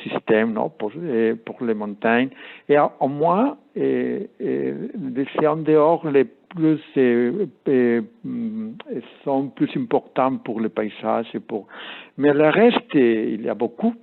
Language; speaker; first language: French; non-native, learner; Spanish